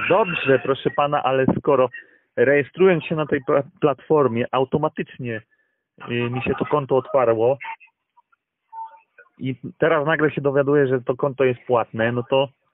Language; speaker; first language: Polish; native; Polish